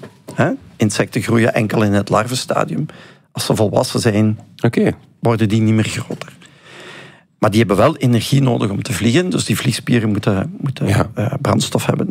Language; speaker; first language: Dutch; native; Dutch